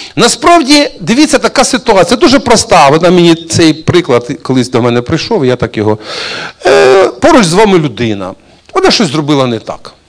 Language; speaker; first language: Ukrainian; non-native, local second language; Russian